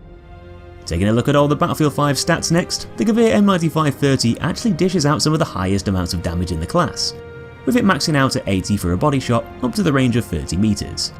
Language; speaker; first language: English; native; English